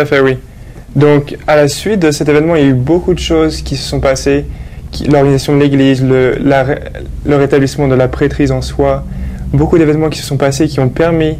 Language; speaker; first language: French; native; French